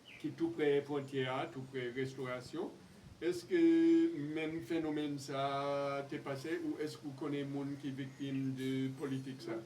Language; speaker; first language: Haitian Creole; non-native, fluent; English